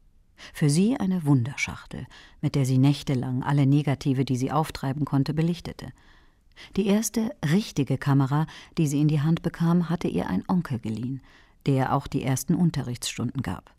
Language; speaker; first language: German; native; German